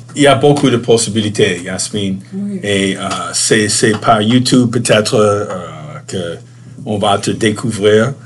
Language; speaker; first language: French; non-native, fluent; English